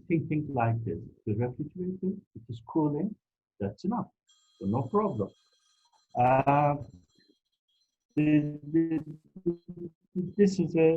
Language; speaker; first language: English; non-native, fluent; Turkish